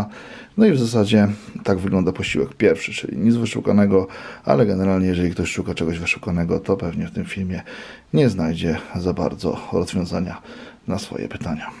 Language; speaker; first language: Polish; native; Polish